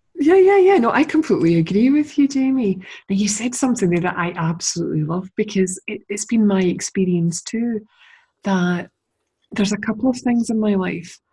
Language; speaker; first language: English; native; English